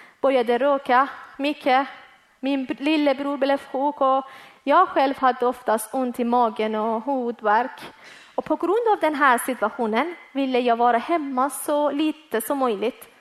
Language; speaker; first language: Swedish; early bilingual, other home language; Persian